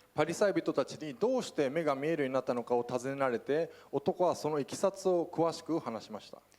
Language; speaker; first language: Japanese; native; Japanese